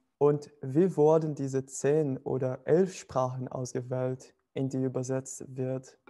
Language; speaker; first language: German; non-native, fluent; Portuguese